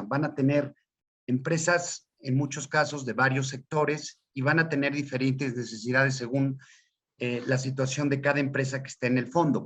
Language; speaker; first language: Spanish; native; Spanish